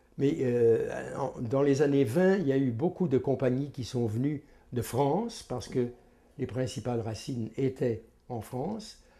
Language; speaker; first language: French; native; French